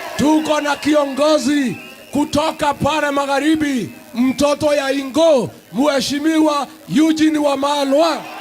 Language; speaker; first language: Swahili; non-native, local second language; Kikuyu